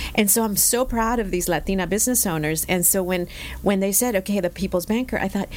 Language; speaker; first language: English; early bilingual, other home language; Spanish